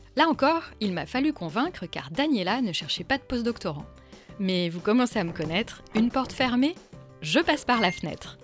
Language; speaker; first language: French; early bilingual, other home language; Arabic